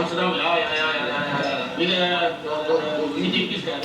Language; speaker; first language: German; non-native, learner; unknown